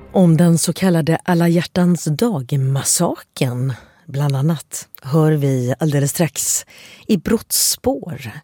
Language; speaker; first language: Swedish; native; Swedish